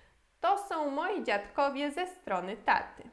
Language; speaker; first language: Polish; non-native, fluent; Portuguese